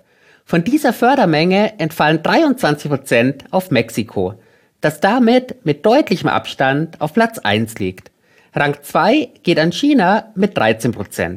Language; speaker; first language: German; native; German